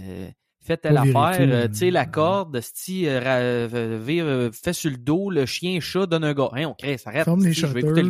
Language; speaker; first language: French; native; French